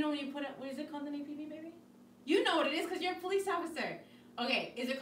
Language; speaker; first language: English; native; English